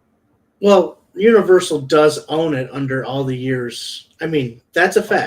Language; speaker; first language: English; native; English